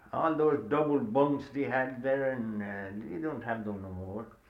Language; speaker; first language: English; non-native, fluent; Swedish